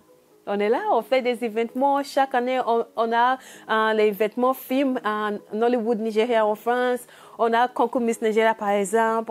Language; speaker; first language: French; non-native, learner; English